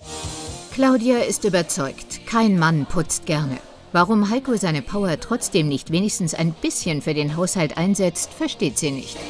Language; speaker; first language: German; native; German